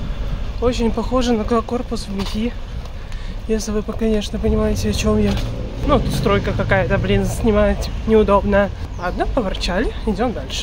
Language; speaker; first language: Russian; native; Russian